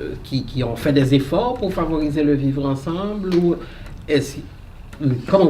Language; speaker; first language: French; native; French